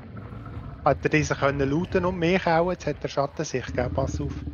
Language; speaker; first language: German; native; German